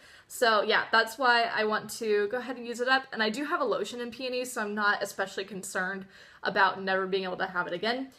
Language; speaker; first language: English; native; English